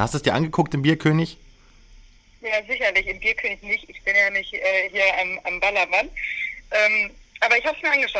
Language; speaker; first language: German; native; German